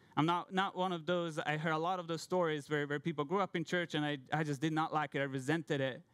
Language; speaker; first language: English; non-native, fluent; Hungarian